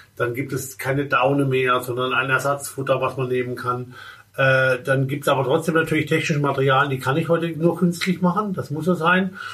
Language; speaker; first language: German; native; German